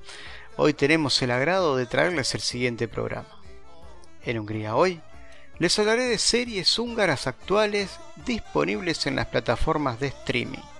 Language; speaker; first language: Spanish; native; Spanish